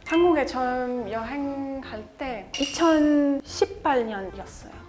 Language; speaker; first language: Korean; non-native, fluent; French